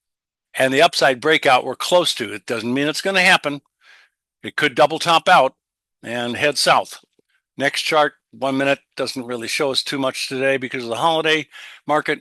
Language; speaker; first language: English; native; English